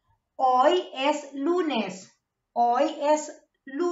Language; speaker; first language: Spanish; non-native, fluent; Filipino